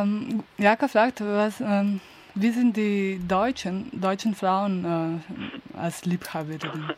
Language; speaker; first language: German; non-native, learner; Slovenian